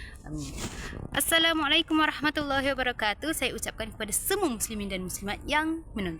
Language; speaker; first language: Malay; native; Malay